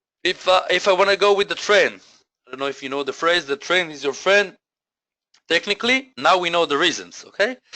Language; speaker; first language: English; non-native, fluent; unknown